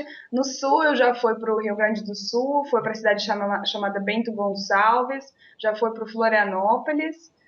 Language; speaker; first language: Portuguese; non-native, fluent; Russian